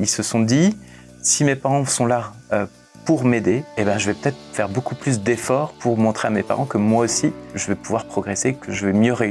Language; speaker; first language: French; native; French